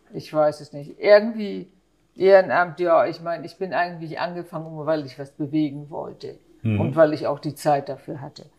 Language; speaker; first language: German; native; German